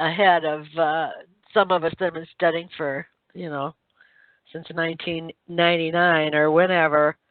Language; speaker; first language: English; native; English